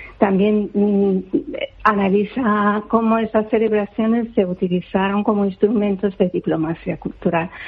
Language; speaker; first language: Spanish; non-native, fluent; Persian